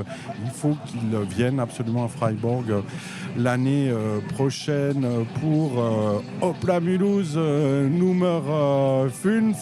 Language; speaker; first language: French; native; French